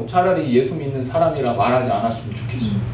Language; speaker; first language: Korean; native; Korean